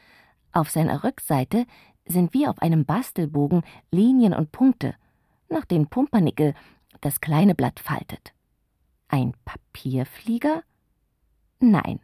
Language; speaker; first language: German; native; German